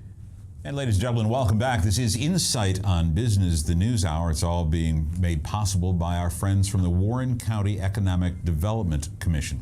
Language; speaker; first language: English; native; English